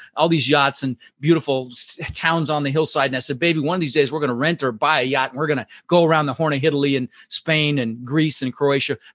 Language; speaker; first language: English; early bilingual, other home language; Dutch